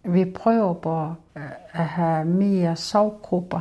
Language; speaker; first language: Danish; non-native, local second language; Kalaallisut